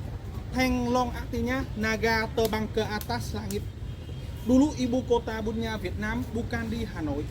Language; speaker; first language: Indonesian; non-native, fluent; Vietnamese